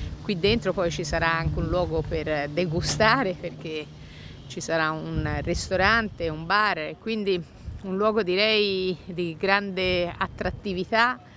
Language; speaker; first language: Italian; native; Italian